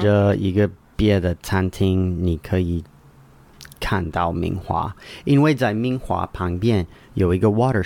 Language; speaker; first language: Chinese; non-native, learner; English